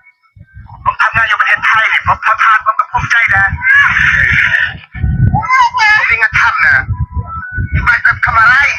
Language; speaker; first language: Thai; non-native, learner; Khmer